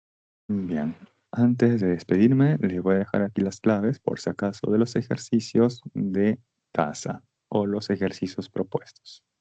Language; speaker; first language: Spanish; native; Spanish